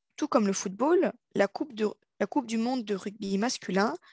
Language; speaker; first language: French; native; French